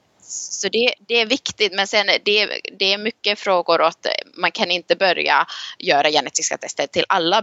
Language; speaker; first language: Swedish; non-native, local second language; Finnish